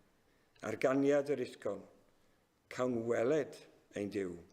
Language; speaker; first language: Welsh; native; Welsh